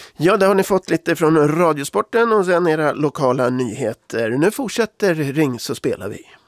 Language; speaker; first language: Swedish; native; Swedish